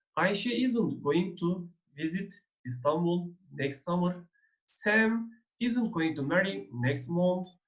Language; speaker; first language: English; non-native, fluent; Turkish